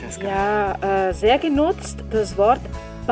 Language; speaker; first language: German; non-native, fluent; Italian